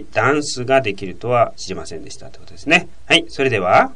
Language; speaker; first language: Japanese; native; Japanese